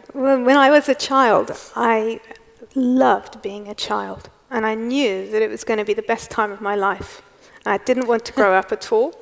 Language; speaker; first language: English; native; English